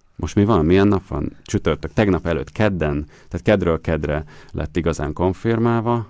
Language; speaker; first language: Hungarian; native; Hungarian